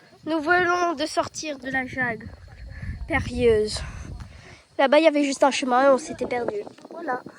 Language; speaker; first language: French; early bilingual, heritage; French